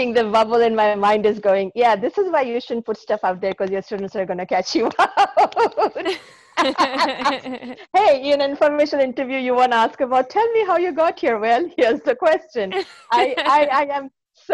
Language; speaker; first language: English; non-native, local second language; Bangla